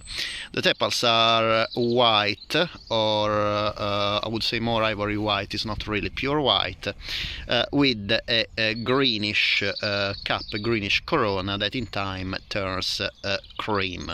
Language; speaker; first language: English; non-native, fluent; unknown